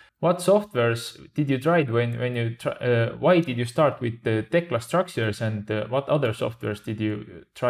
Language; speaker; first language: English; non-native, fluent; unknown